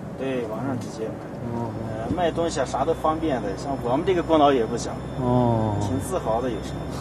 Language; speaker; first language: Chinese; native; Chinese